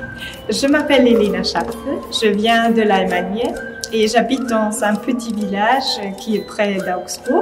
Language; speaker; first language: French; non-native, fluent; German